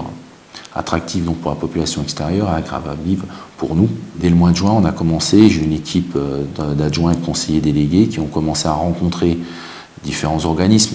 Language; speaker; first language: French; native; French